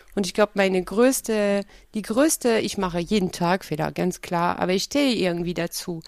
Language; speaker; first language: German; non-native, fluent; French